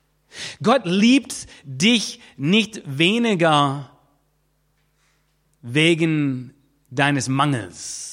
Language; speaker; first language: German; non-native, fluent; English